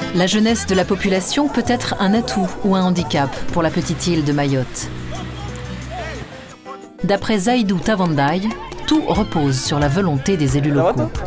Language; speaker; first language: French; native; French